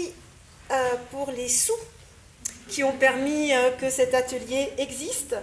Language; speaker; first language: French; native; French